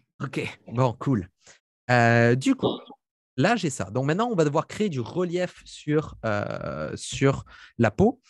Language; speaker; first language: French; native; French